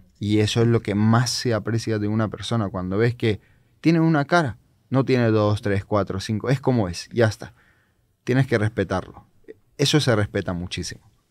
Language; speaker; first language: Spanish; non-native, fluent; Georgian